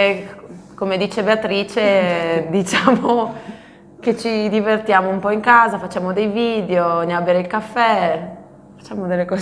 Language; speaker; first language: Italian; native; Italian